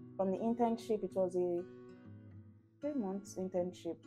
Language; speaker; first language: English; non-native, local second language; Yoruba